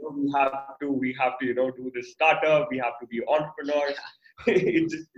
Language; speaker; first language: English; non-native, local second language; Hindi